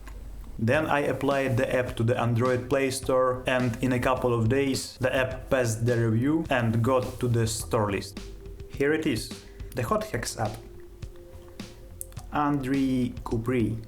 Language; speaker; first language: English; non-native, fluent; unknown